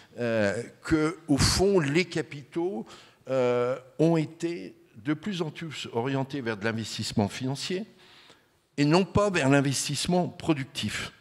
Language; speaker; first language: French; native; French